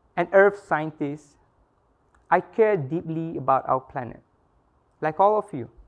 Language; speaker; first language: English; non-native, local second language; Malay